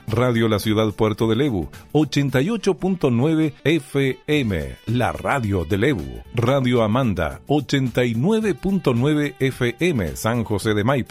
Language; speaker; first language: Spanish; native; Spanish